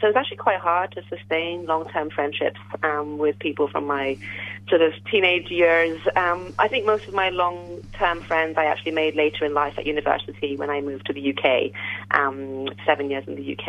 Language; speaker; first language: English; non-native, local second language; French